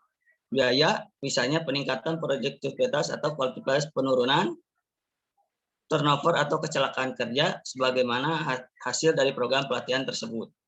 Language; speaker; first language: Indonesian; native; Indonesian